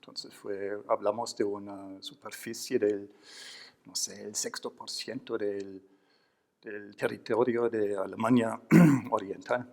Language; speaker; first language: Spanish; non-native, fluent; German